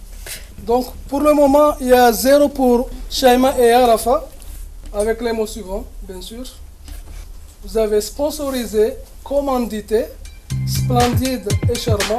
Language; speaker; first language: French; non-native, local second language; Comorian